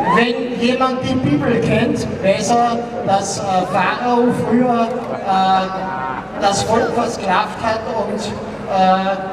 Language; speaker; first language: German; native; German